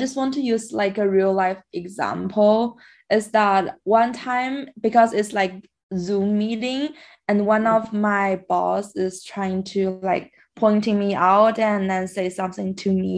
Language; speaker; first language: English; non-native, fluent; Chinese